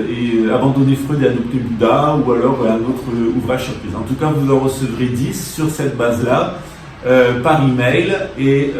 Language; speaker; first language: French; native; French